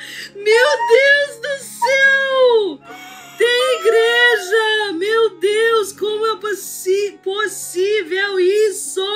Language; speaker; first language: Portuguese; non-native, fluent; Russian